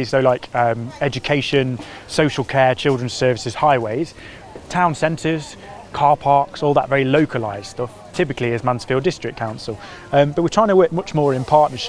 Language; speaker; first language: English; native; English